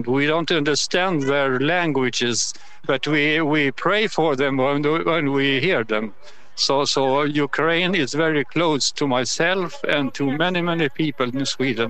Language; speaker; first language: English; non-native, learner; Swedish